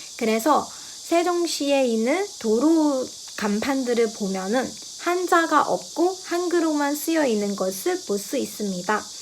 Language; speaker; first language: Korean; non-native, fluent; Burmese